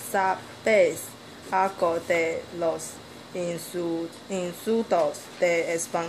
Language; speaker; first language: Spanish; non-native, learner; Chinese